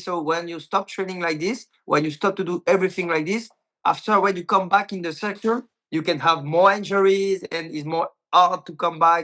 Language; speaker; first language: English; non-native, learner; French